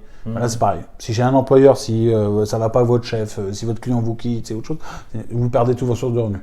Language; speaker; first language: French; native; French